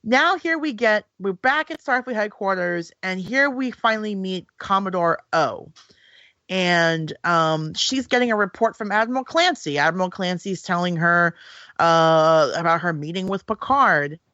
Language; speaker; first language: English; native; English